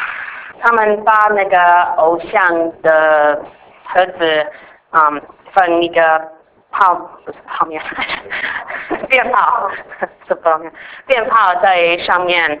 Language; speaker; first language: Chinese; non-native, fluent; English